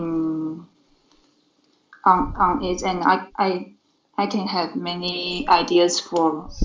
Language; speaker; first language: English; non-native, learner; Chinese